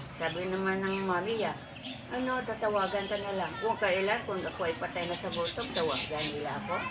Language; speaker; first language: Filipino; non-native, local second language; Cebuano